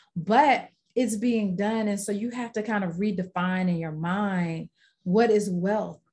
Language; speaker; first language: English; native; English